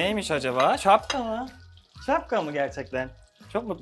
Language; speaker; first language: Turkish; native; Turkish